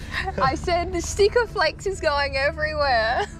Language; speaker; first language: English; native; English